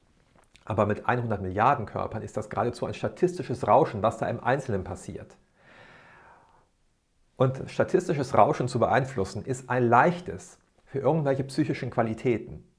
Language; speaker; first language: German; native; German